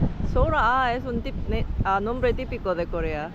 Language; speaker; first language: Spanish; non-native, learner; Korean